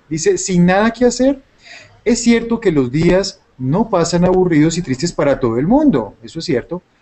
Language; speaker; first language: Spanish; native; Spanish